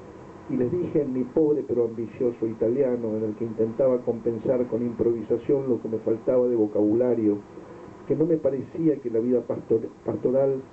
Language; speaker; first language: Spanish; native; Spanish